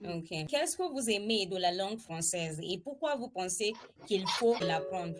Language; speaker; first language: French; non-native, fluent; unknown